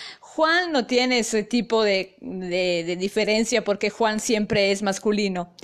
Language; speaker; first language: Spanish; non-native, fluent; Italian